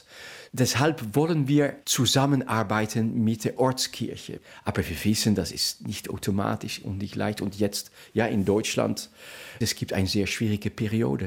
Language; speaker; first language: German; non-native, fluent; Dutch